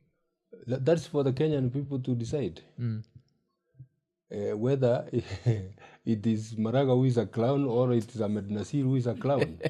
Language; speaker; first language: English; non-native, local second language; Gusii